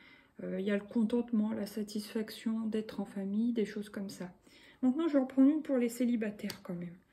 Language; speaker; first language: French; native; French